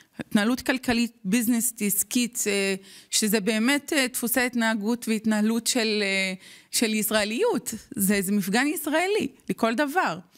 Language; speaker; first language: Hebrew; non-native, local second language; Arabic